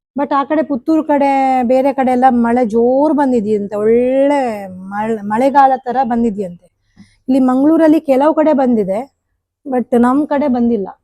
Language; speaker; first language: Kannada; non-native, local second language; Tulu